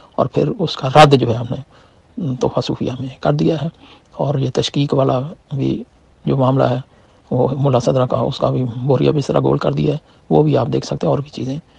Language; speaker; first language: Urdu; native; Urdu